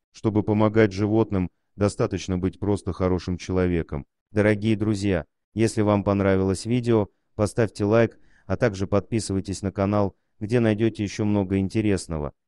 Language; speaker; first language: Russian; native; Russian